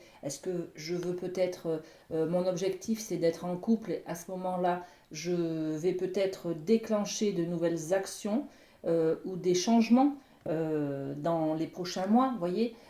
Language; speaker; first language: French; native; French